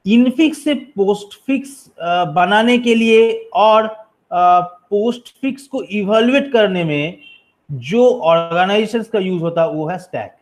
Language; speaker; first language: Hindi; non-native, local second language; Bangla